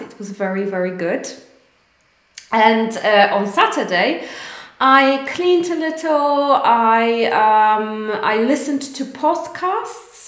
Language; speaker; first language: English; non-native, fluent; Polish